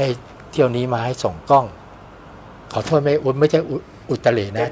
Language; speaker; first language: Thai; native; Thai